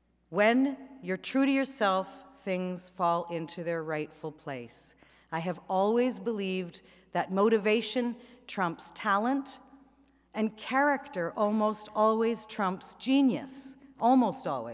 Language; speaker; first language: English; native; English